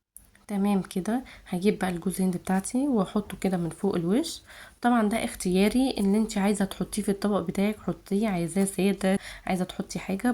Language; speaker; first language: Arabic; native; Arabic